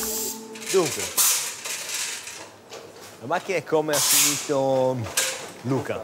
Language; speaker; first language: Italian; native; Italian